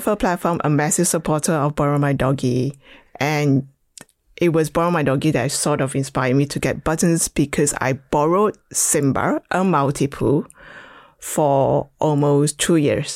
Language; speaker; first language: English; non-native, local second language; Chinese